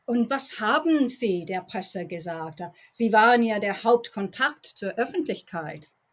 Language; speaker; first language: German; non-native, learner; English